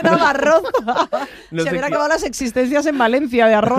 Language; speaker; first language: Spanish; native; Spanish